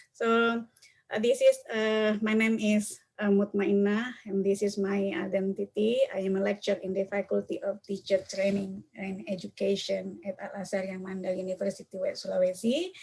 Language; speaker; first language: English; non-native, learner; Indonesian